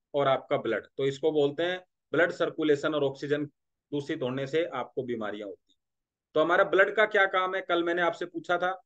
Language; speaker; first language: Hindi; non-native, local second language; Marathi